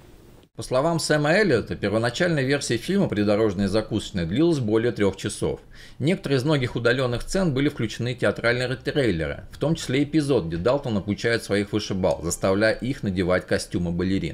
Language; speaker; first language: Russian; native; Russian